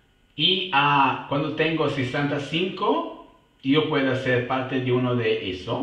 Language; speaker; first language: Spanish; non-native, fluent; Italian